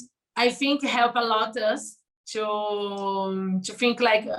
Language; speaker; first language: English; non-native, learner; Portuguese